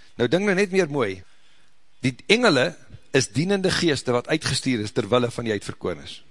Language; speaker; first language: Afrikaans; native; Afrikaans